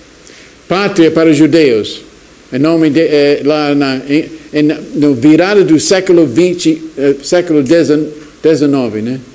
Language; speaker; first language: Portuguese; non-native, fluent; English